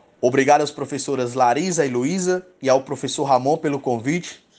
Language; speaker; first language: Portuguese; native; Portuguese